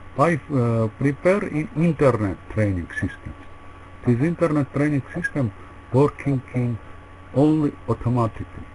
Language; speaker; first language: English; non-native, learner; Russian